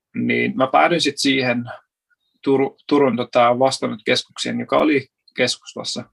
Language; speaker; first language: Finnish; non-native, fluent; Persian